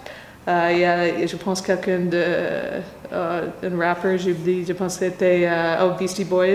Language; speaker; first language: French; non-native, fluent; English